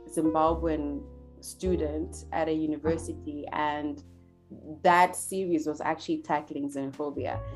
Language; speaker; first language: English; non-native, local second language; Shona